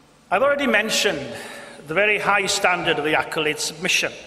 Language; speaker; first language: English; non-native, local second language; Welsh